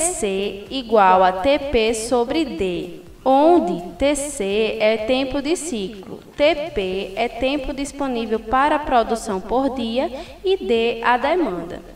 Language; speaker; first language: Portuguese; native; Portuguese